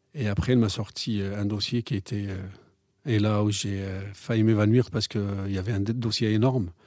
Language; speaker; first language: French; non-native, local second language; Arabic